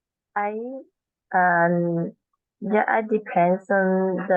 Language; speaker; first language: English; non-native, learner; Vietnamese